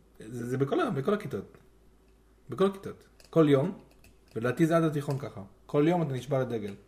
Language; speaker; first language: Hebrew; native; Hebrew